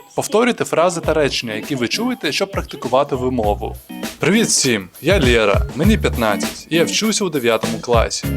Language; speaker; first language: Ukrainian; non-native, local second language; Russian